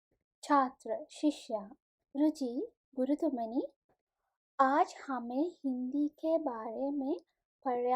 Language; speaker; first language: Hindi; non-native, fluent; Sinhala